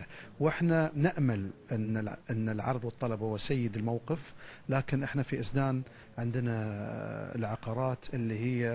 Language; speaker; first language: Arabic; native; Arabic